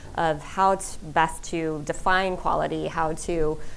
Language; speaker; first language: English; native; English